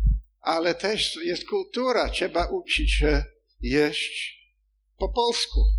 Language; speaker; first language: Polish; non-native, fluent; English